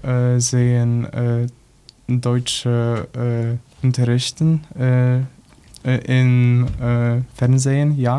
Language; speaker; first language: German; non-native, learner; Polish